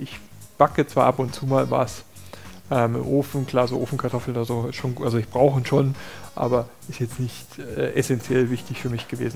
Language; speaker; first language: German; native; German